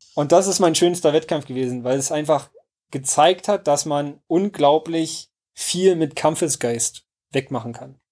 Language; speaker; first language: German; native; German